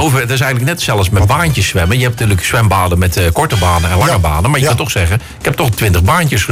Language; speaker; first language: Dutch; native; Dutch